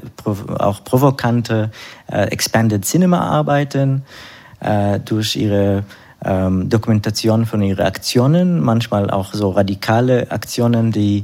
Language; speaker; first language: German; non-native, fluent; Hebrew